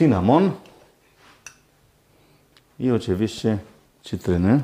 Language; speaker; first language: Polish; non-native, learner; Greek